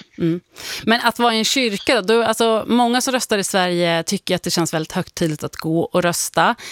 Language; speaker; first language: Swedish; native; Swedish